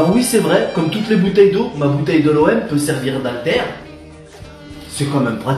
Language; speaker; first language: French; native; French